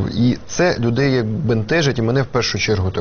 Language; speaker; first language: Ukrainian; native; Ukrainian